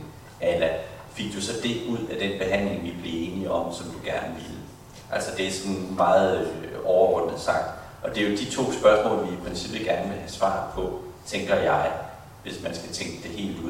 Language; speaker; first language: Danish; native; Danish